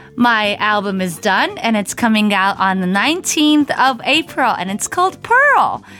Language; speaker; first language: English; non-native, fluent; Japanese